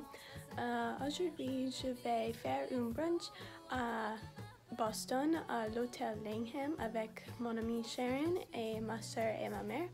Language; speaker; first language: French; non-native, learner; English